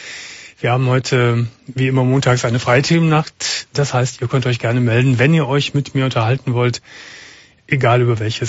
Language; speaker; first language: German; native; German